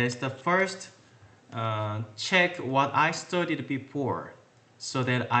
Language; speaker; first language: English; non-native, learner; Korean